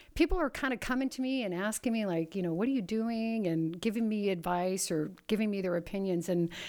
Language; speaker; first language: English; early bilingual, other home language; Italian